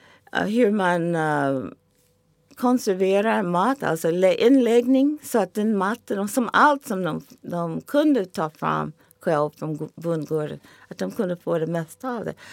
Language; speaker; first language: Swedish; non-native, fluent; English